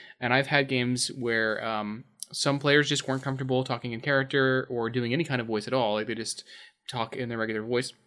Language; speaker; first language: English; native; English